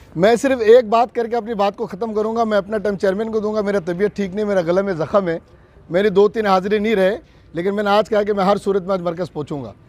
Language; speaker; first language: Urdu; non-native, local second language; Bangla